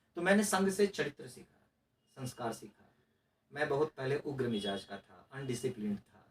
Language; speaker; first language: Hindi; non-native, local second language; Maithili